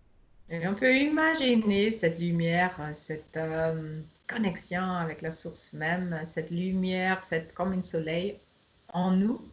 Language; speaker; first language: French; non-native, fluent; German